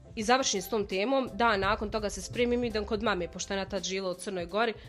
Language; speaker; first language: Croatian; non-native, fluent; Arabic